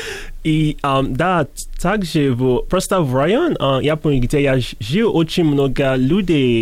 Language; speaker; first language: Russian; non-native, learner; English